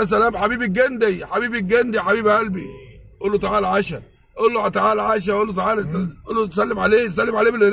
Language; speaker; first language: Arabic; native; Arabic